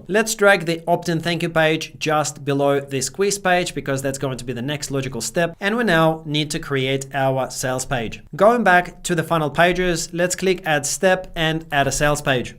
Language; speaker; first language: English; native; English